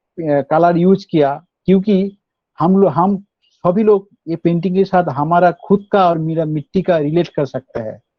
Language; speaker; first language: Hindi; non-native, local second language; Bangla